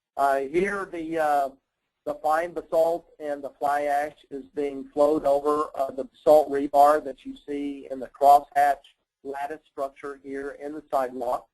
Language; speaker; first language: English; native; English